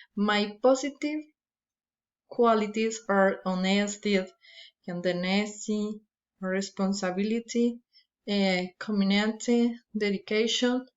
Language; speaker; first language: English; non-native, learner; Spanish